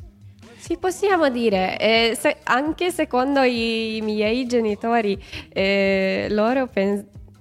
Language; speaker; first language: Italian; non-native, learner; Hungarian